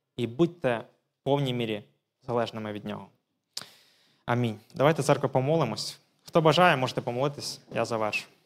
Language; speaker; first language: Ukrainian; native; Ukrainian